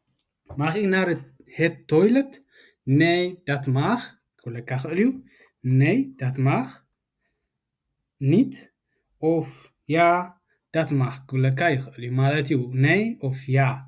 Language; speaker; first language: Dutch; non-native, fluent; Tigrinya